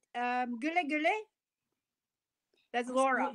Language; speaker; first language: Turkish; non-native, learner; English